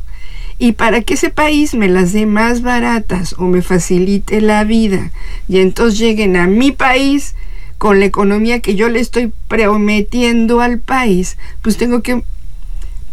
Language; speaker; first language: Spanish; native; Spanish